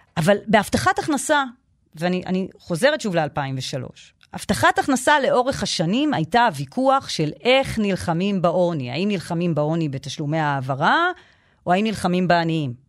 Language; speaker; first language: Hebrew; native; Hebrew